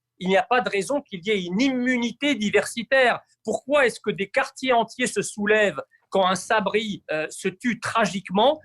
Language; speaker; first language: French; early bilingual, other home language; Arabic